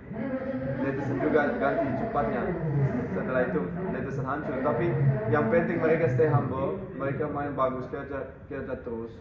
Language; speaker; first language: Indonesian; non-native, fluent; Dutch